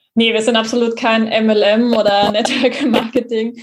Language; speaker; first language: German; native; German